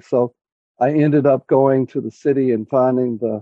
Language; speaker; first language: English; native; English